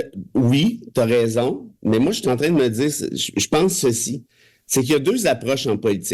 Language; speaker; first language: French; native; French